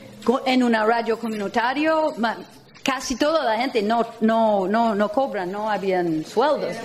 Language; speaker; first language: Spanish; non-native, fluent; English